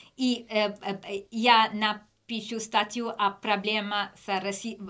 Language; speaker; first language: Russian; non-native, learner; English